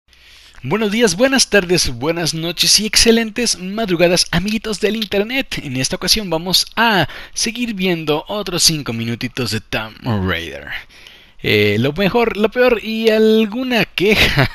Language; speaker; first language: Spanish; native; Spanish